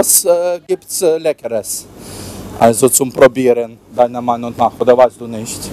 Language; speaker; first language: German; non-native, learner; Ukrainian